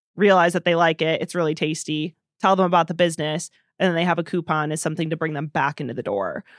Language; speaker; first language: English; native; English